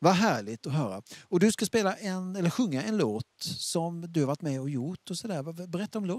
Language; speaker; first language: Swedish; native; Swedish